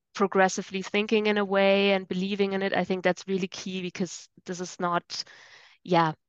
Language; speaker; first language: English; non-native, fluent; German